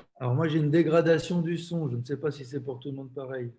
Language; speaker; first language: French; native; French